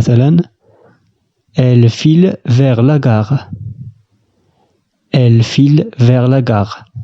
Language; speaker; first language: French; non-native, fluent; Arabic